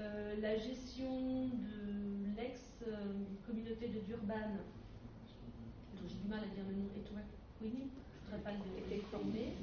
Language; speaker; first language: French; native; French